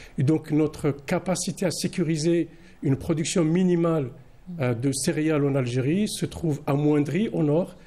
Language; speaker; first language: French; non-native, local second language; Arabic